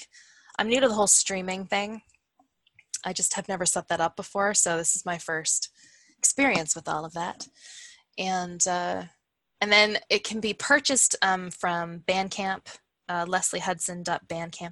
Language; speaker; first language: English; native; English